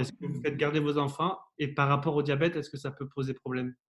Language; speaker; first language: French; native; French